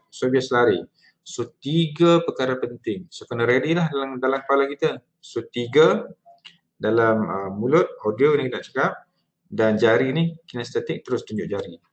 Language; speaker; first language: Malay; native; Malay